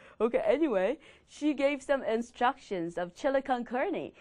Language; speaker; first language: English; non-native, fluent; Korean